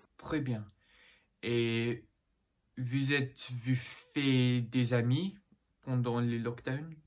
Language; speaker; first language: French; non-native, learner; English